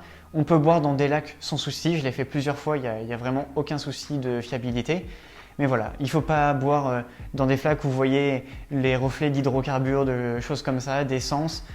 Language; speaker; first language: French; native; French